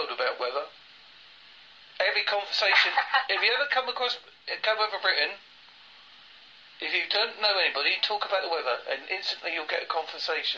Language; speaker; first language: English; native; English